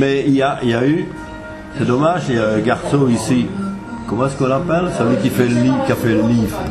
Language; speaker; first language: French; native; French